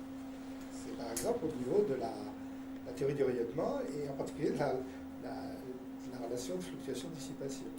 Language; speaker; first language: French; native; French